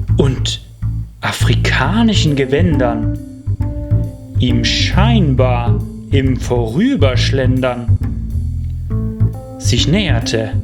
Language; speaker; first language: German; native; German